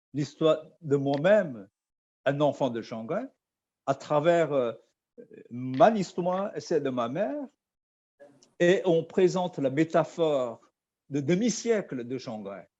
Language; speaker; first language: French; non-native, fluent; Chinese